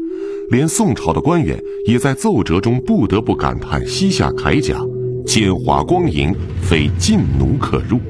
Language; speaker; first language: Chinese; native; Chinese